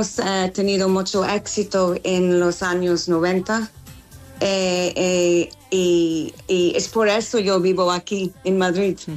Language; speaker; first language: Spanish; non-native, fluent; English